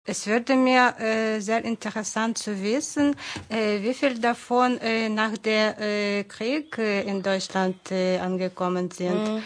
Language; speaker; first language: German; non-native, fluent; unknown